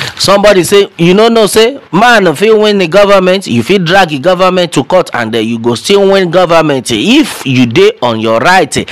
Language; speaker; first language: Nigerian Pidgin; non-native, local second language; Yoruba